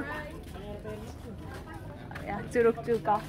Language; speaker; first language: Indonesian; non-native, learner; Korean